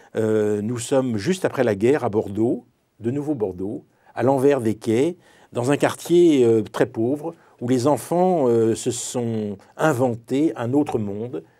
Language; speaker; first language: French; native; French